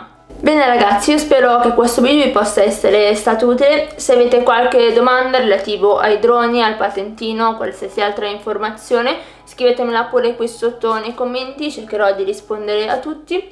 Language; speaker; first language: Italian; native; Italian